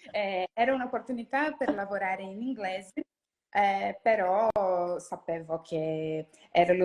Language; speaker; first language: Italian; non-native, learner; Portuguese